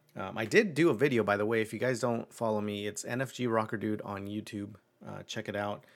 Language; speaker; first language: English; early bilingual, other home language; Spanish